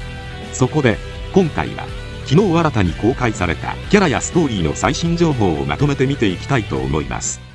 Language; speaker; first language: Japanese; native; Japanese